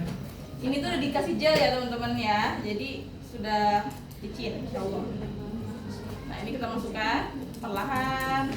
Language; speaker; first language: Indonesian; native; Indonesian